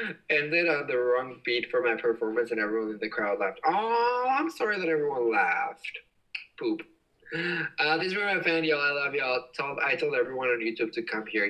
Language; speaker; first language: English; native; English